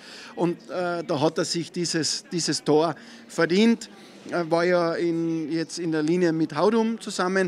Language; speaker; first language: German; native; German